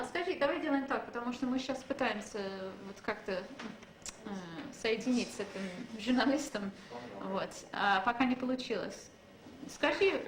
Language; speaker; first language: Russian; non-native, fluent; English